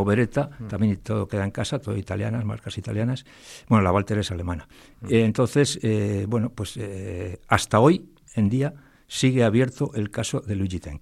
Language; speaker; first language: Spanish; native; Spanish